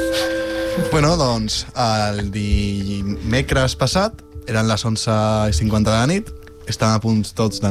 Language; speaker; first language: Catalan; native; Catalan